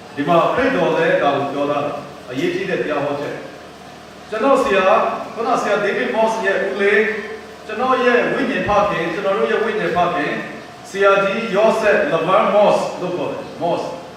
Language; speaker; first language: Burmese; non-native, local second language; Kachin